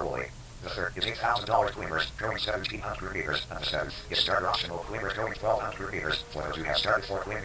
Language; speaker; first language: English; native; English